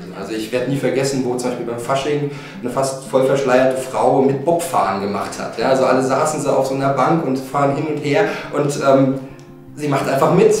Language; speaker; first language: German; native; German